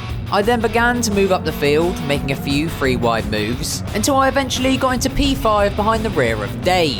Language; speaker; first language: English; native; English